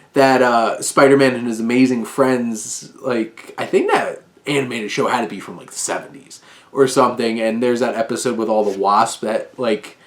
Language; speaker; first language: English; native; English